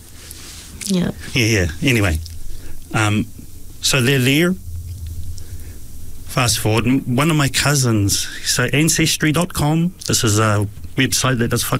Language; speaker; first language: English; native; English